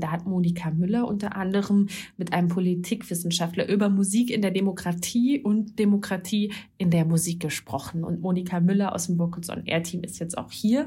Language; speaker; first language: German; native; German